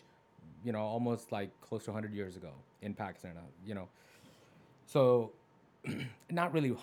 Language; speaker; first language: English; non-native, local second language; Punjabi